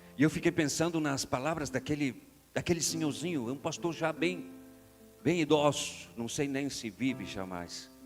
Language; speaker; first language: Portuguese; non-native, fluent; Spanish